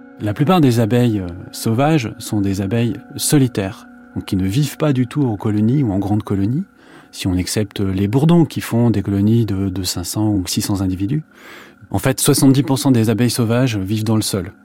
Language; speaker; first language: French; native; French